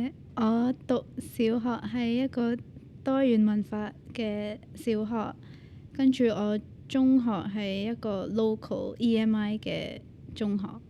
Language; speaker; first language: Cantonese; early bilingual, other home language; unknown